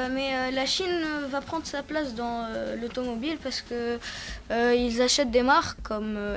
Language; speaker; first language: French; non-native, local second language; Arabic